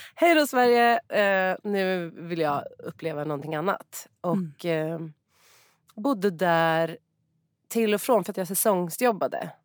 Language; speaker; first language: Swedish; native; Swedish